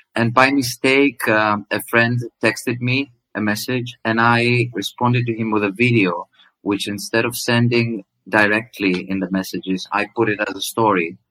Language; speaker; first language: English; non-native, fluent; Greek